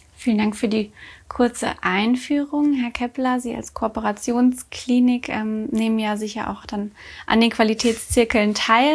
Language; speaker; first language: German; native; German